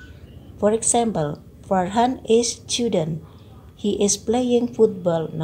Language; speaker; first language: English; non-native, fluent; Indonesian